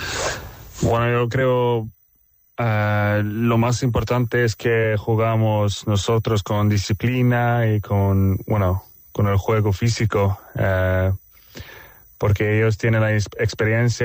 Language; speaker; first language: Spanish; non-native, fluent; Swedish